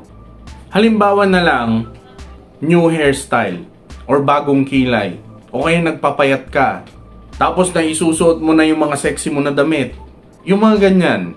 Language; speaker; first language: Filipino; native; Filipino